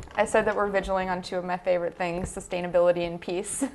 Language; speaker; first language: English; native; English